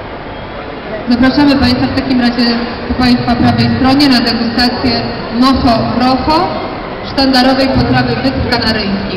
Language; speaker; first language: Polish; native; Polish